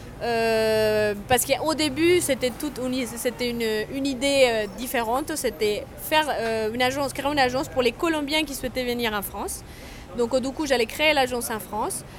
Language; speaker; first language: French; non-native, fluent; Spanish